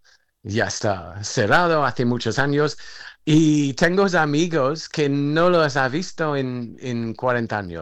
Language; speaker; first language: Spanish; non-native, fluent; English